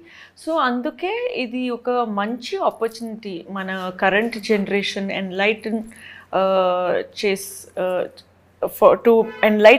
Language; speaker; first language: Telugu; non-native, fluent; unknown